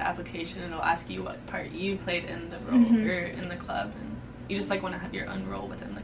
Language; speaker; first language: English; native; English